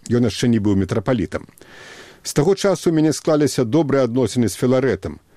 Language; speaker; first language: Belarusian; native; Belarusian